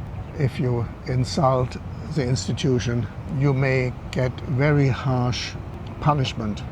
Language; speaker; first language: English; non-native, fluent; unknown